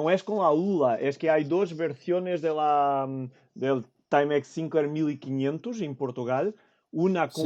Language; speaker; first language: Spanish; non-native, fluent; Portuguese